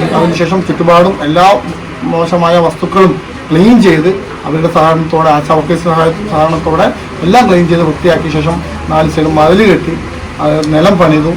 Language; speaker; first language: Malayalam; native; Malayalam